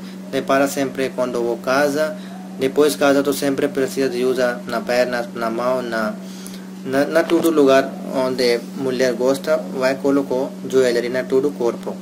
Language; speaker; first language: Portuguese; non-native, learner; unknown